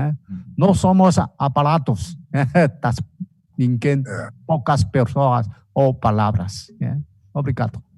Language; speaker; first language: Portuguese; non-native, fluent; Chinese